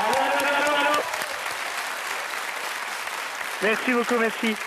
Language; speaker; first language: French; native; French